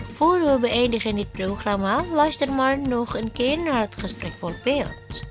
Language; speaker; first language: Dutch; non-native, learner; Indonesian